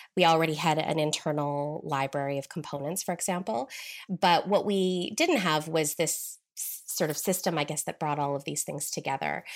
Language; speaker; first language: English; native; English